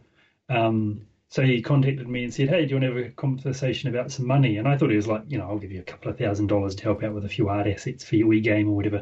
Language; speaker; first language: English; native; English